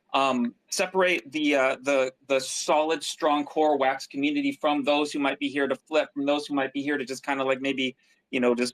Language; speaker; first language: English; native; English